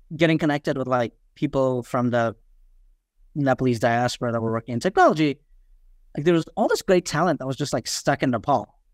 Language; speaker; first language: English; early bilingual, other home language; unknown